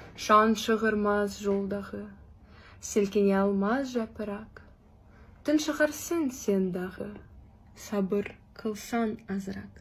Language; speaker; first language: Kazakh; non-native, learner; Russian